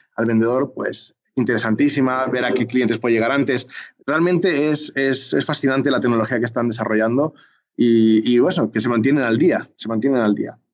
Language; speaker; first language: Spanish; native; Spanish